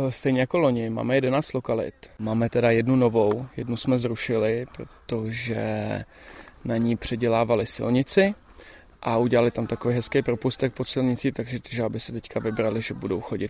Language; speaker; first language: Czech; native; Czech